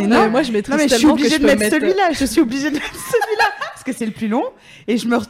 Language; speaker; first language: French; native; French